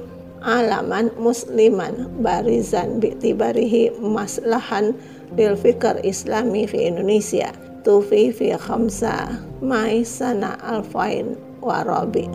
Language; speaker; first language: Arabic; non-native, learner; Indonesian